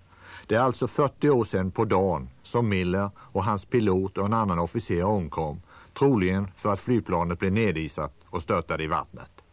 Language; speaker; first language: Swedish; native; Swedish